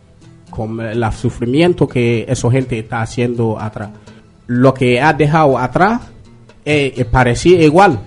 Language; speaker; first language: Spanish; non-native, learner; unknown